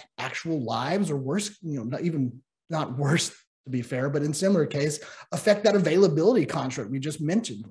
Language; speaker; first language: English; native; English